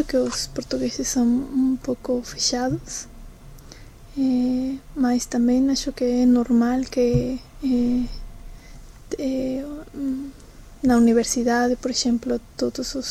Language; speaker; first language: Portuguese; non-native, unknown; Spanish